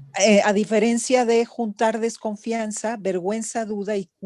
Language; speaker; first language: Spanish; native; Spanish